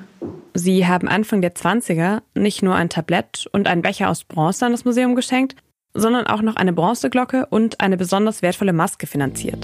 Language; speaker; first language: German; native; German